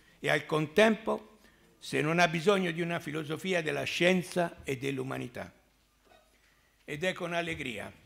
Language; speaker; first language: Italian; native; Italian